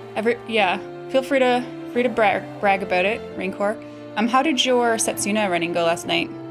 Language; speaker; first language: English; native; English